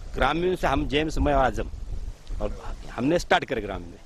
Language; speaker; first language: Hindi; non-native, local second language; Marathi